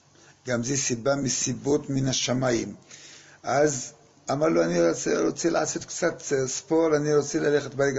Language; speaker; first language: Hebrew; non-native, fluent; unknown